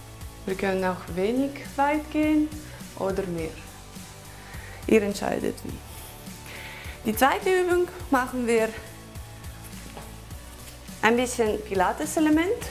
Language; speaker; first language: German; non-native, learner; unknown